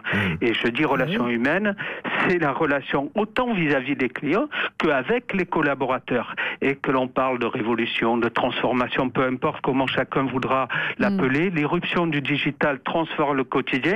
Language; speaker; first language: French; native; French